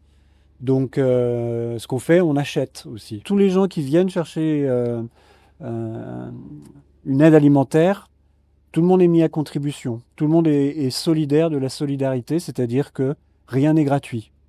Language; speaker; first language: French; native; French